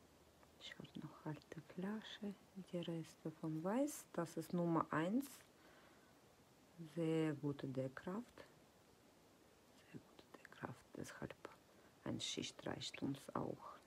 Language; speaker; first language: German; non-native, fluent; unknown